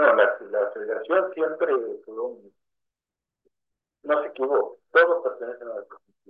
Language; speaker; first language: Spanish; native; Spanish